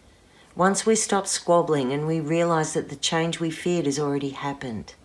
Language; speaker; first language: English; native; English